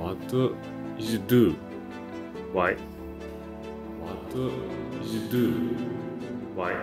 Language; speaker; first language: English; non-native, learner; Japanese